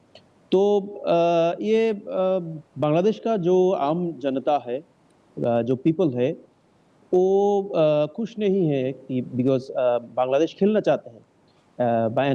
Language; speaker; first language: Hindi; non-native, learner; Bangla